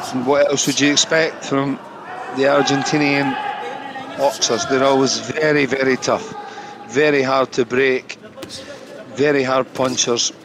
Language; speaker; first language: English; native; English